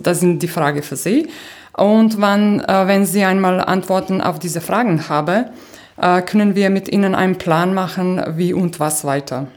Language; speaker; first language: German; non-native, fluent; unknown